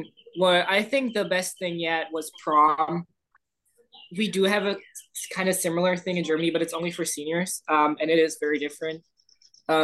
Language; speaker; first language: English; non-native, fluent; German